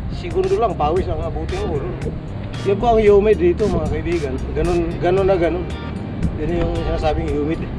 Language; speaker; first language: Filipino; non-native, local second language; Cebuano